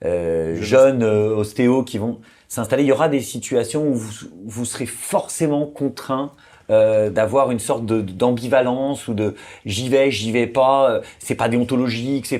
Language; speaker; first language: French; native; French